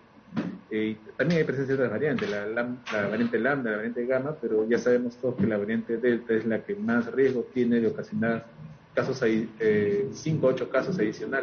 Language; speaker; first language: Spanish; native; Spanish